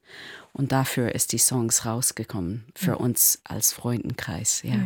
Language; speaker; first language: German; non-native, learner; English